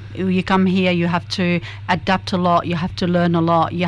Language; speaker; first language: English; non-native, fluent; Arabic